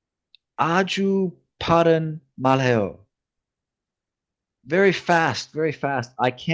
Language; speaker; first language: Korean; non-native, learner; English